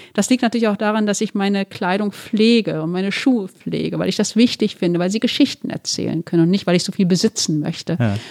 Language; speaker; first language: German; early bilingual, other home language; Turkish